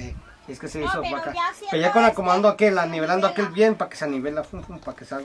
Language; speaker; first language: Spanish; native; Spanish